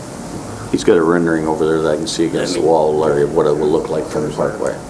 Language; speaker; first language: English; native; English